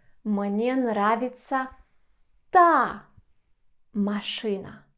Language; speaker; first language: Russian; non-native, fluent; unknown